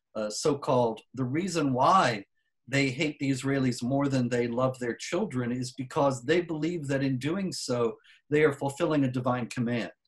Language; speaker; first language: English; native; English